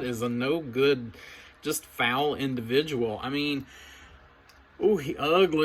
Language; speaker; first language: English; native; English